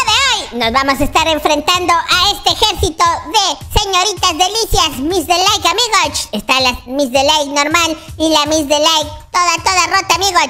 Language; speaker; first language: Spanish; native; Spanish